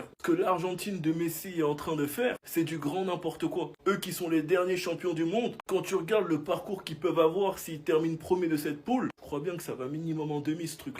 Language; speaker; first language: French; native; French